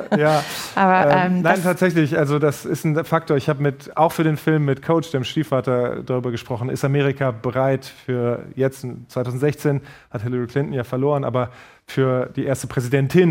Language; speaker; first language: German; native; German